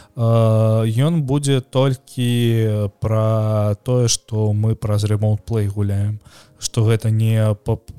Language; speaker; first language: Belarusian; non-native, local second language; Russian